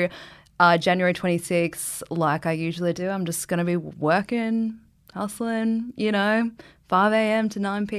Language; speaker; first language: English; native; English